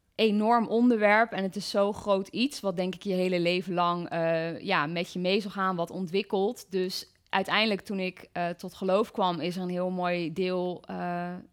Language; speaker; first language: Dutch; native; Dutch